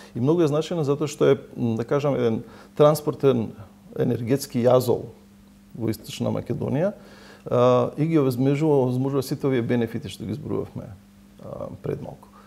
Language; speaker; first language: Macedonian; native; Macedonian